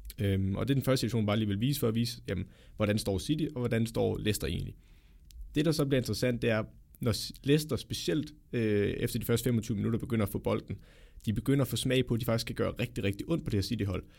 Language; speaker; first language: Danish; native; Danish